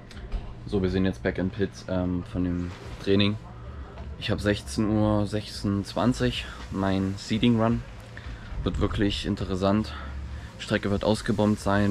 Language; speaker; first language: German; native; German